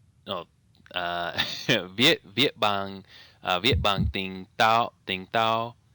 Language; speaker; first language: Vietnamese; non-native, learner; English